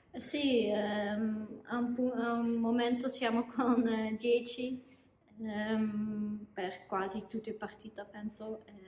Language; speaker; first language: Italian; non-native, learner; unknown